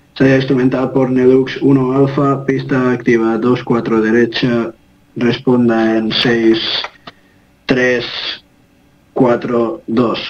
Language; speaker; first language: Spanish; native; Spanish